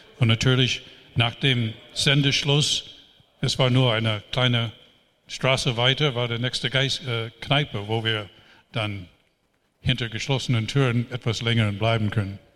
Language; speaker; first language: German; non-native, fluent; English